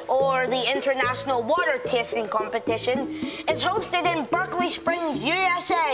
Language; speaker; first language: English; native; English